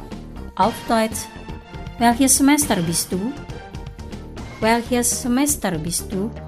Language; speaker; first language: German; non-native, fluent; Indonesian